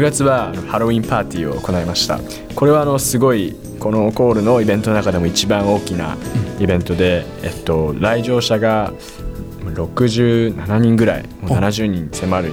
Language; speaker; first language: Japanese; native; Japanese